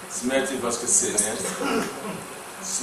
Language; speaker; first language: Russian; non-native, learner; English